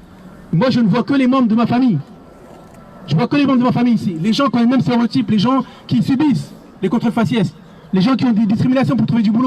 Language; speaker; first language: French; native; French